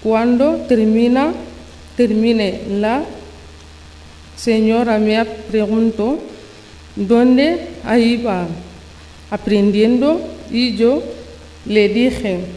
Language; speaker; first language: Spanish; non-native, learner; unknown